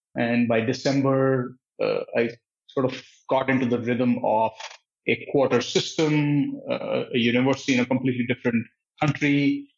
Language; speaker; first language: English; non-native, local second language; Hindi